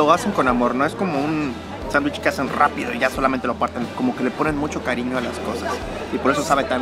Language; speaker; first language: Spanish; native; Spanish